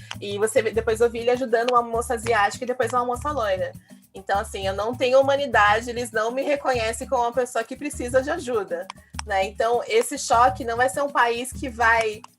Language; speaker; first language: Portuguese; native; Portuguese